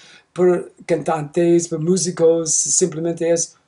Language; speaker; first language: Spanish; non-native, learner; English